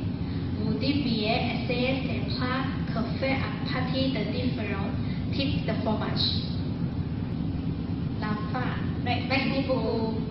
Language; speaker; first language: French; non-native, learner; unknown